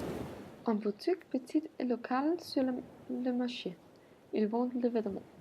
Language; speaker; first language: French; non-native, learner; Danish